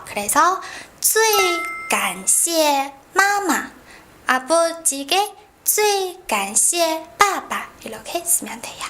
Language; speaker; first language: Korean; non-native, fluent; Chinese